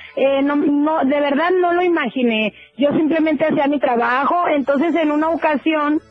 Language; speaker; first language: Spanish; native; Spanish